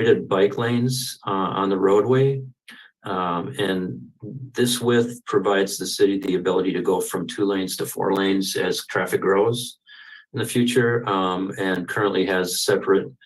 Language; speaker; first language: English; native; English